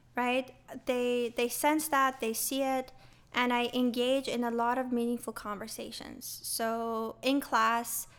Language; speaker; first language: English; early bilingual, other home language; Persian